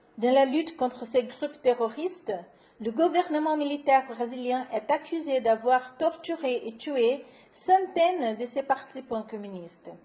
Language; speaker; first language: French; non-native, fluent; Portuguese